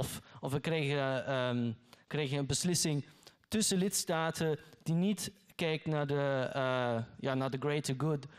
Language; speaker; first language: Dutch; non-native, learner; German